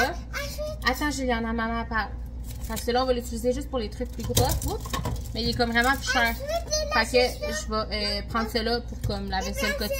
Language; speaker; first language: French; native; French